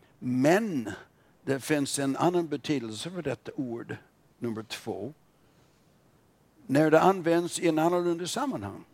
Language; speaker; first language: Swedish; non-native, fluent; English